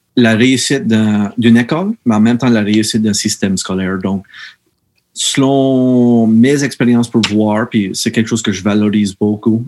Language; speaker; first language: French; native; French